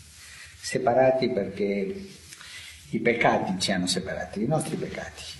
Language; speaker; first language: Italian; non-native, fluent; Spanish